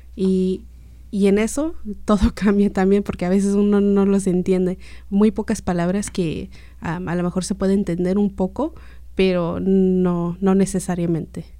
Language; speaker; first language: Spanish; early bilingual, heritage; Spanish